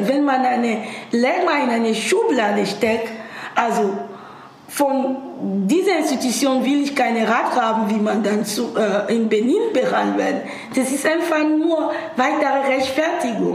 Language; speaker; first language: German; non-native, fluent; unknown